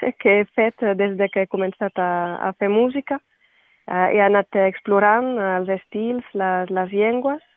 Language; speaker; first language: Catalan; non-native, local second language; French